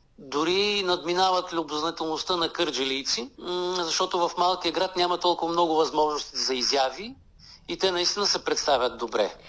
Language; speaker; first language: Bulgarian; native; Bulgarian